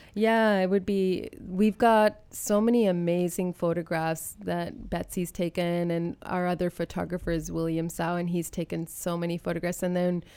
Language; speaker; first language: English; native; English